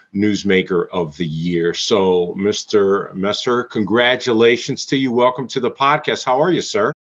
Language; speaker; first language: English; native; English